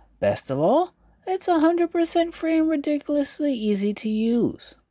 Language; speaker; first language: English; native; English